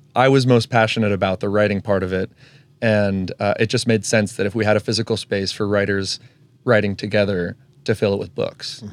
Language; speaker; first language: English; native; English